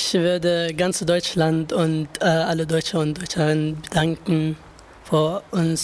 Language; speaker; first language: German; non-native, learner; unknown